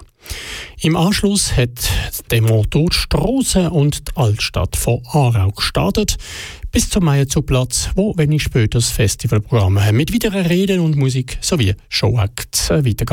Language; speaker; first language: German; native; German